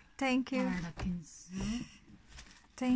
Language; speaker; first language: English; non-native, fluent; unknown